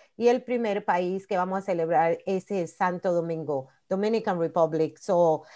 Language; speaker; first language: Spanish; native; Spanish